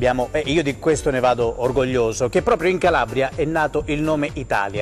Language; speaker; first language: Italian; native; Italian